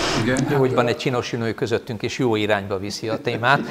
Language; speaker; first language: Hungarian; native; Hungarian